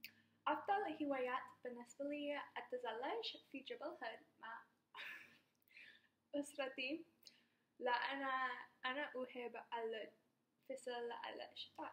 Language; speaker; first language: Arabic; non-native, learner; English